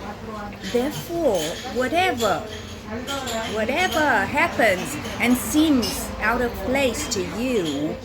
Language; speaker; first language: English; non-native, fluent; Italian